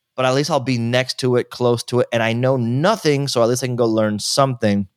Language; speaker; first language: English; native; English